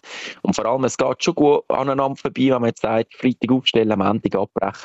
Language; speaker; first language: German; native; German